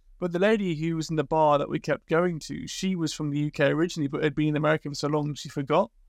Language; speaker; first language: English; native; English